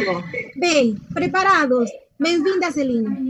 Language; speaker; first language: Portuguese; non-native, fluent; Spanish